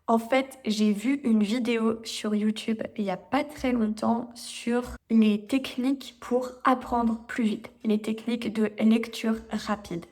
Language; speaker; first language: French; native; French